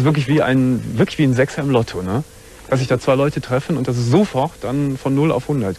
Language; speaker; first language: German; native; German